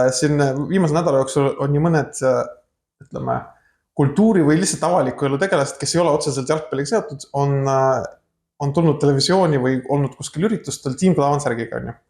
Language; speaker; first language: Estonian; non-native, local second language; Russian